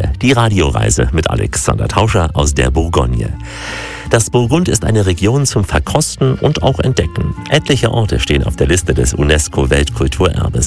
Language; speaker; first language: German; native; German